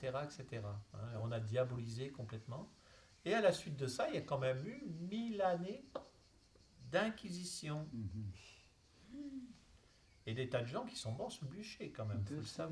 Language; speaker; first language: French; native; French